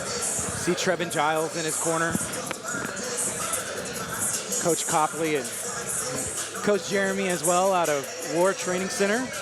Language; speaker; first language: English; native; English